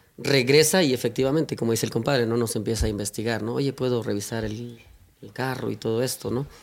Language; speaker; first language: Spanish; native; Spanish